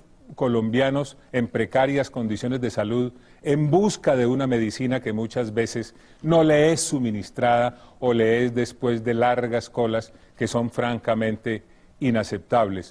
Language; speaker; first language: Spanish; native; Spanish